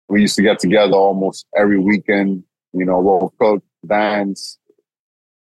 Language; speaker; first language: English; early bilingual, other home language; Spanish